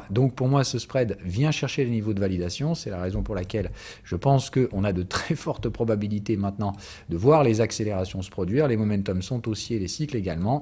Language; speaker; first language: French; native; French